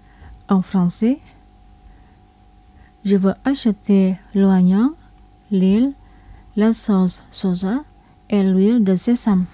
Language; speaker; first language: French; non-native, local second language; Indonesian